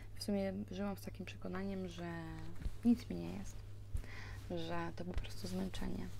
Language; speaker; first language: Polish; early bilingual, heritage; Polish